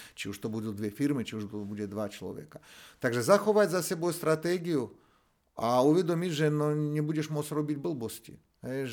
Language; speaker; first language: Slovak; non-native, fluent; Russian